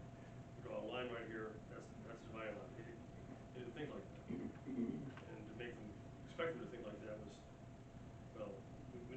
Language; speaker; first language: English; native; English